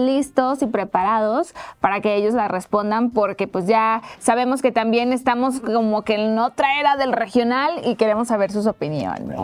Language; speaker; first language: Spanish; native; Spanish